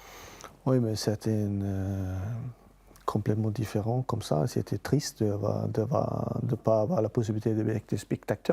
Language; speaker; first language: French; non-native, fluent; Swedish